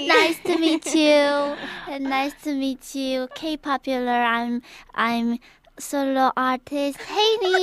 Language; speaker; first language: English; non-native, learner; Korean